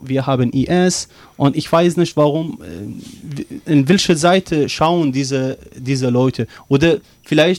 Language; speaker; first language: German; non-native, learner; Arabic